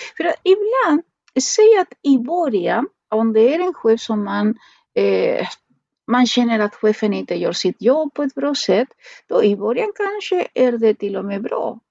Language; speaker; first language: Swedish; non-native, fluent; Spanish